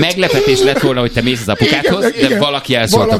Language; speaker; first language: Hungarian; native; Hungarian